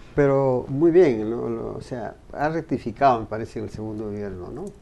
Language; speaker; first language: Spanish; native; Spanish